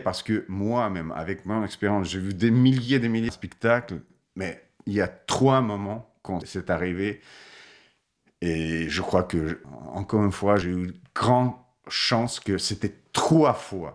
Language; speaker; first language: French; non-native, fluent; Russian